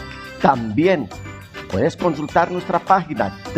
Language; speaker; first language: Spanish; native; Spanish